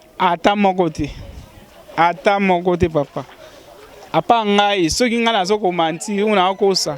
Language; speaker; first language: Lingala; native; Lingala